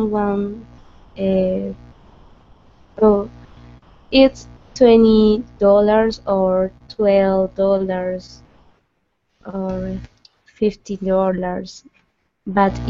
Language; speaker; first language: English; non-native, learner; Spanish